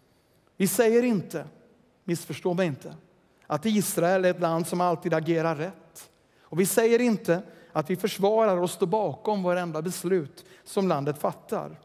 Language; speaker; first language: Swedish; native; Swedish